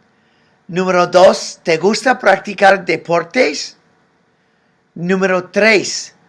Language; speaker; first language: Spanish; non-native, fluent; English